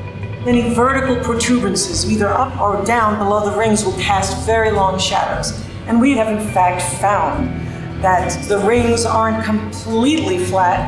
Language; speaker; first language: English; native; English